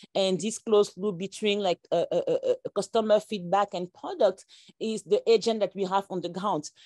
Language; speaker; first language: English; non-native, local second language; French